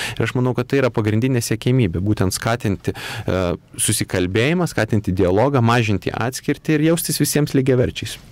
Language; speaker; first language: Lithuanian; native; Lithuanian